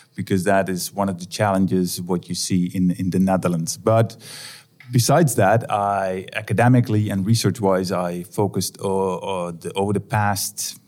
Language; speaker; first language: English; non-native, fluent; Dutch